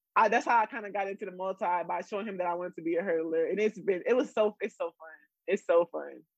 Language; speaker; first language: English; native; English